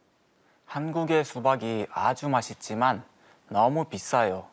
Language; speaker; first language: Korean; non-native, learner; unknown